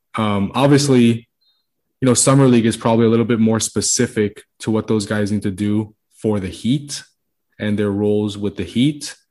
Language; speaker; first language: English; native; English